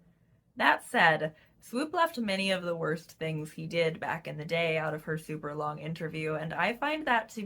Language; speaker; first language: English; native; English